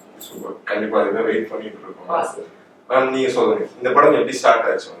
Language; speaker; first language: Tamil; native; Tamil